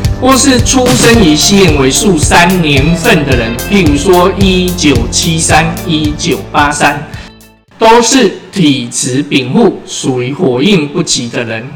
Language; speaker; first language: Chinese; native; Chinese